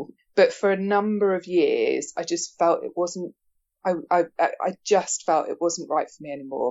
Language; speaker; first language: English; native; English